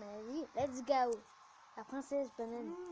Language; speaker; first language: French; native; French